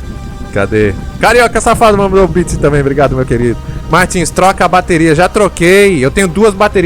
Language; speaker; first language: Portuguese; native; Portuguese